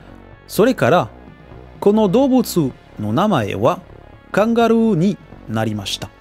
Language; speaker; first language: Japanese; non-native, learner; French